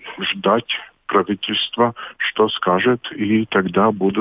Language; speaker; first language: Russian; non-native, local second language; Latvian